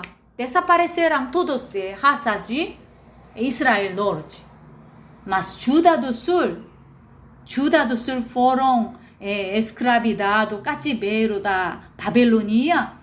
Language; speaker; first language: Portuguese; non-native, learner; Korean